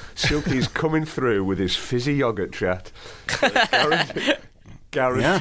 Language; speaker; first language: English; native; English